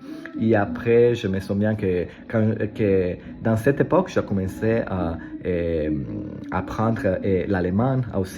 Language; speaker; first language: French; non-native, learner; Italian